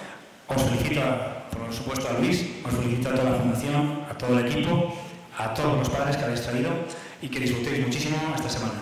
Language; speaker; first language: Spanish; native; Spanish